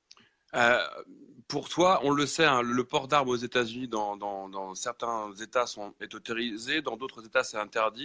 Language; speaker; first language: French; native; French